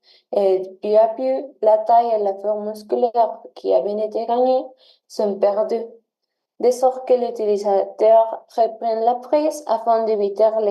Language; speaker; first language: French; non-native, learner; Spanish